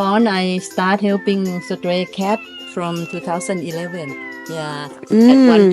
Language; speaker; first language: English; non-native, local second language; Thai